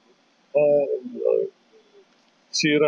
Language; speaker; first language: Russian; non-native, learner; Azerbaijani